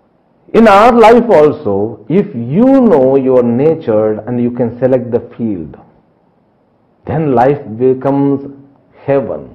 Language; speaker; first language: English; non-native, local second language; Telugu